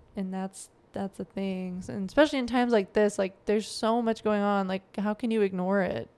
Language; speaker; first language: English; native; English